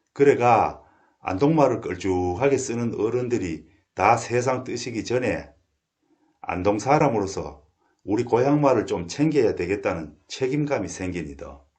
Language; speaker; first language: Korean; native; Korean